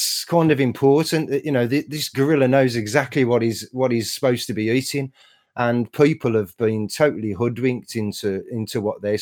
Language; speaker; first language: English; native; English